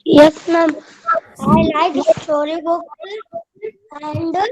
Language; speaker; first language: English; non-native, learner; Hindi